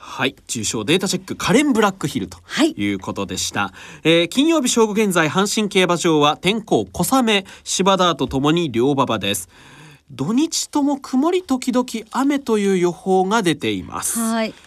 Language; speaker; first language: Japanese; native; Japanese